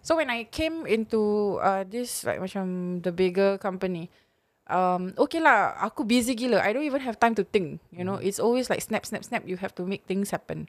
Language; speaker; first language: English; non-native, local second language; Malay